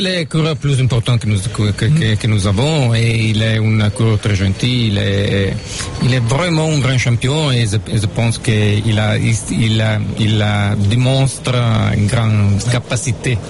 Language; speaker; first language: French; non-native, fluent; Italian